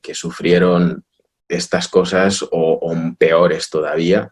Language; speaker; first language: Spanish; early bilingual, other home language; Russian